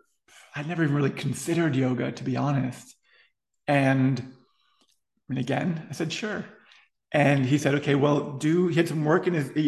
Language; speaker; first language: English; native; English